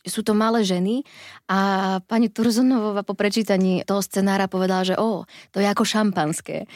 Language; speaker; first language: Slovak; native; Slovak